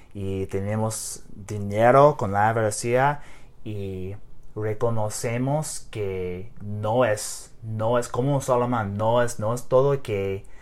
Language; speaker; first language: Spanish; non-native, learner; English